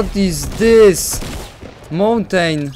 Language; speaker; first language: English; non-native, learner; Polish